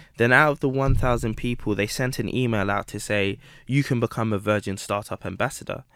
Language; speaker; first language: English; native; English